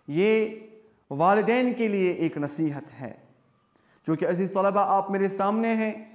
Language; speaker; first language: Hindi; non-native, local second language; Kashmiri